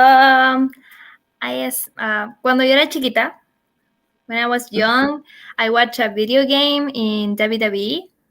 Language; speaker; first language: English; non-native, learner; Spanish